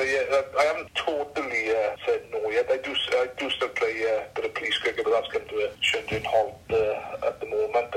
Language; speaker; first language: English; native; English